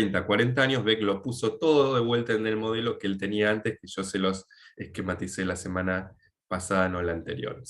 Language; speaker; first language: Spanish; native; Spanish